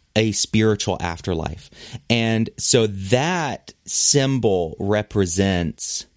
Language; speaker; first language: English; native; English